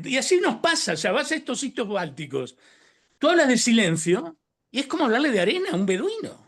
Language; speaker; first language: Spanish; native; Spanish